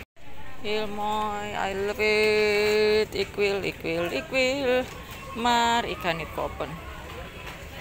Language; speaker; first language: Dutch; non-native, learner; Indonesian